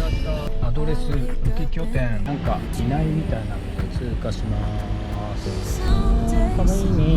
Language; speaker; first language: Japanese; native; Japanese